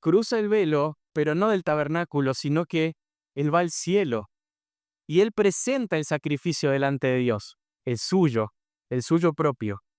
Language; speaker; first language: Spanish; native; Spanish